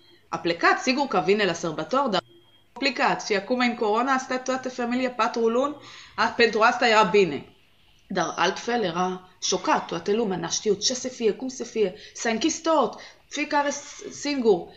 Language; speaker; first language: Romanian; non-native, learner; Hebrew